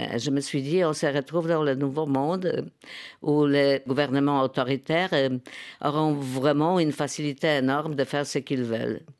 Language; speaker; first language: French; non-native, fluent; Polish